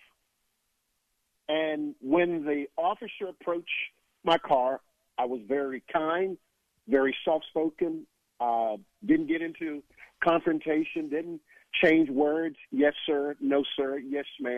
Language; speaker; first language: English; native; English